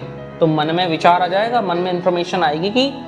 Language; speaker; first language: Hindi; native; Hindi